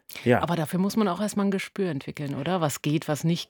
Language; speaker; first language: German; native; German